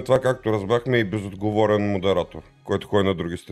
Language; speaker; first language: Bulgarian; native; Bulgarian